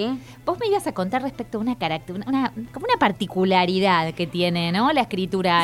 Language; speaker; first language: Spanish; native; Spanish